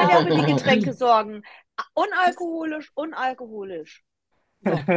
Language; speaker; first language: German; native; German